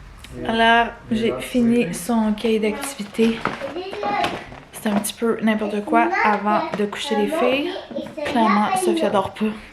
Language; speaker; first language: French; native; French